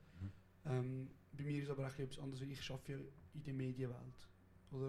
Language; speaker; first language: German; early bilingual, other home language; Kurdish